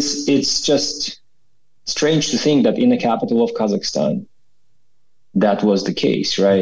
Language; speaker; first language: English; non-native, fluent; Russian